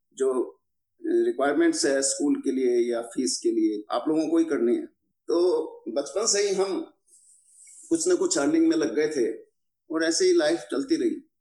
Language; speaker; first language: Hindi; native; Hindi